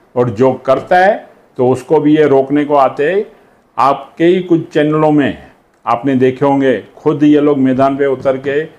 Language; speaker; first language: Hindi; non-native, local second language; Sindhi